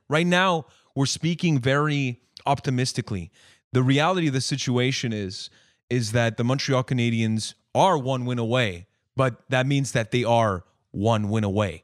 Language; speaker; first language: English; native; English